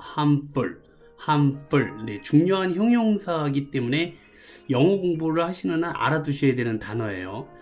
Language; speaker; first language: Korean; native; Korean